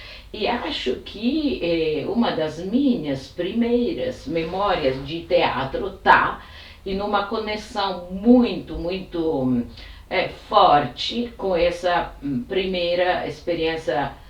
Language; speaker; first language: Portuguese; non-native, fluent; Italian